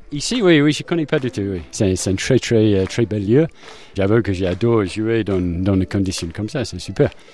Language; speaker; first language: French; non-native, fluent; English